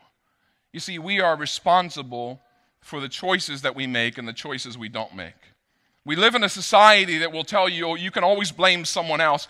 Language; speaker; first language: English; native; English